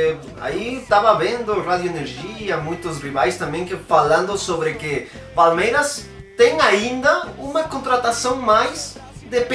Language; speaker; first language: Portuguese; non-native, fluent; Spanish